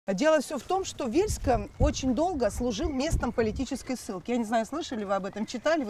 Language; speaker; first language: Russian; native; Russian